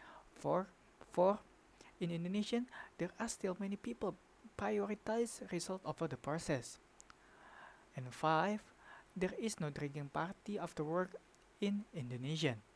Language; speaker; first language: English; non-native, learner; Indonesian